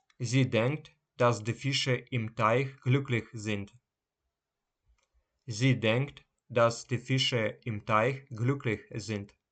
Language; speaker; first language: German; non-native, fluent; Ukrainian